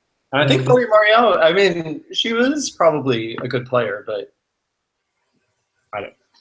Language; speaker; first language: English; native; English